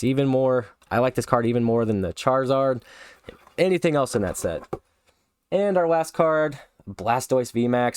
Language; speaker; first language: English; native; English